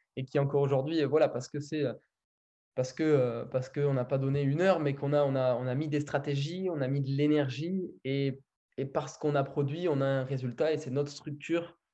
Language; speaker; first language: French; native; French